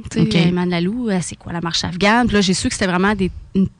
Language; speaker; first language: French; native; French